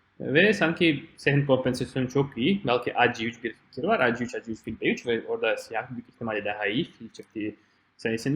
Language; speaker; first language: Turkish; non-native, fluent; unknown